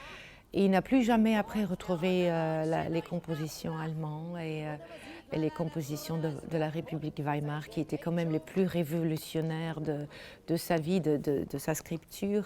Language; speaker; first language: French; non-native, fluent; German